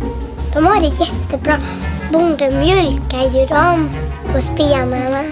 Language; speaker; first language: Swedish; native; Swedish